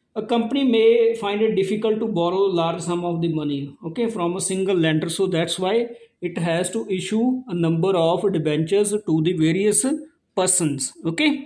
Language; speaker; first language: English; non-native, local second language; Punjabi